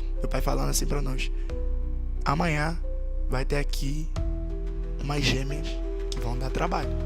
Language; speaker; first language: Portuguese; native; Portuguese